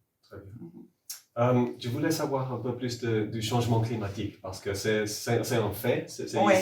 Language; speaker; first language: French; non-native, fluent; English